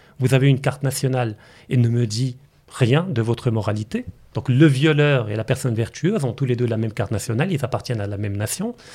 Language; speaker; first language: French; non-native, local second language; Arabic